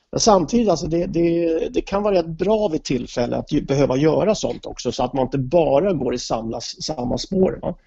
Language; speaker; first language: Swedish; native; Swedish